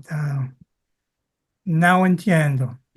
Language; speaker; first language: Portuguese; non-native, learner; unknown